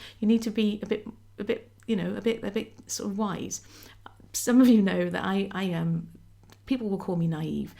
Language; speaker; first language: English; native; English